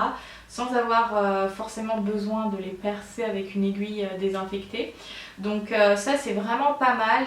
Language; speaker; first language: French; native; French